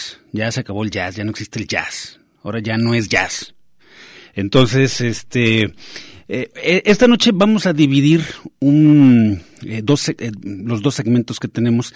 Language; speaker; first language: Spanish; native; Spanish